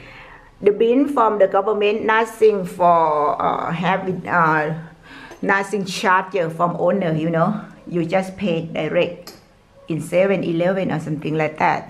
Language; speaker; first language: English; non-native, learner; Thai